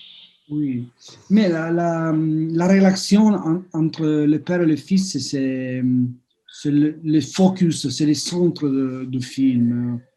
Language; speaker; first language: French; non-native, fluent; Italian